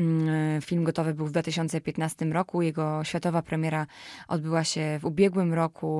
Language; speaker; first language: Polish; native; Polish